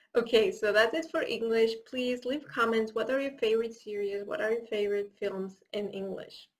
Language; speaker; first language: English; non-native, fluent; Catalan